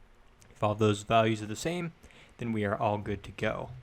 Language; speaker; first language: English; native; English